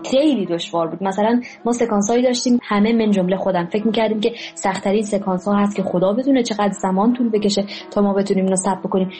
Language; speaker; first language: Persian; native; Persian